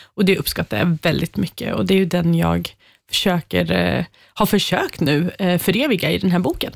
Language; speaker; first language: Swedish; early bilingual, other home language; Central Kurdish